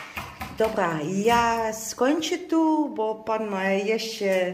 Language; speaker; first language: Polish; non-native, learner; Dutch